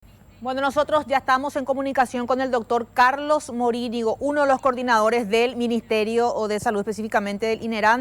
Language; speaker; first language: Spanish; native; Spanish